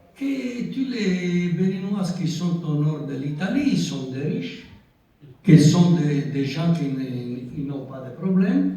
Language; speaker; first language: French; non-native, local second language; Italian